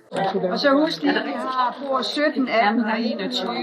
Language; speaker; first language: Danish; native; Danish